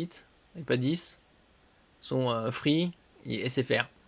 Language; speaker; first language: French; native; French